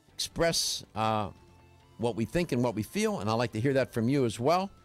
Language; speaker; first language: English; native; English